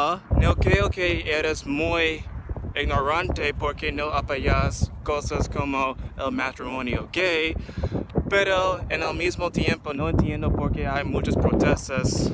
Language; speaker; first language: Spanish; non-native, learner; English